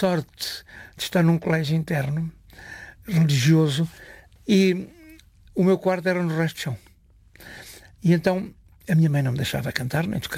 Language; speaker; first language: Portuguese; native; Portuguese